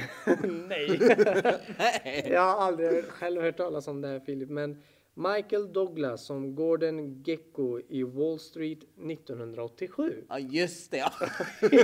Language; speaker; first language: Swedish; native; Swedish